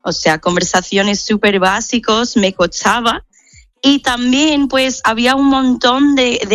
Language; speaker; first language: Spanish; non-native, fluent; English